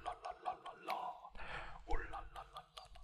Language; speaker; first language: Korean; non-native, fluent; French